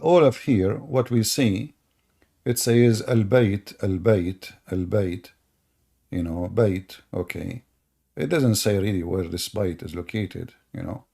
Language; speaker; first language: English; non-native, fluent; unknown